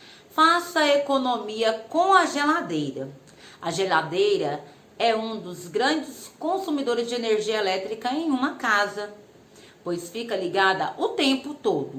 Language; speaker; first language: Portuguese; native; Portuguese